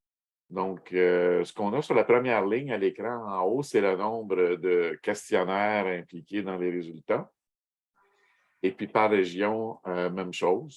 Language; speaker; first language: French; native; French